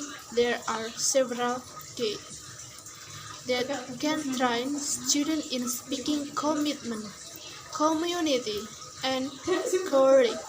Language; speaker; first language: English; non-native, learner; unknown